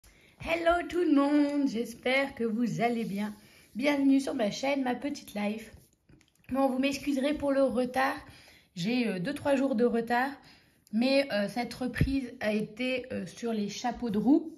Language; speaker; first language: French; native; French